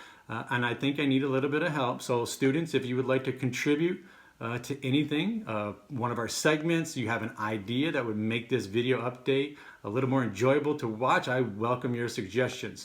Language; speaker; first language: English; native; English